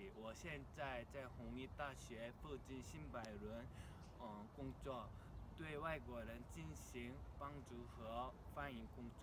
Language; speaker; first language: Chinese; non-native, fluent; Korean